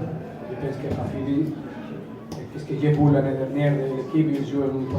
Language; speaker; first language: French; non-native, fluent; Spanish